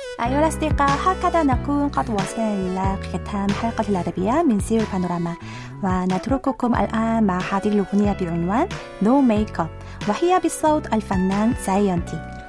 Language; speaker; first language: Arabic; non-native, fluent; Korean